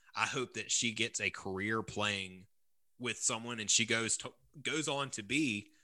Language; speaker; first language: English; native; English